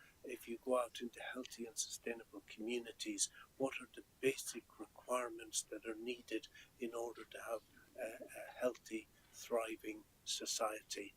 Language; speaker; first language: English; native; English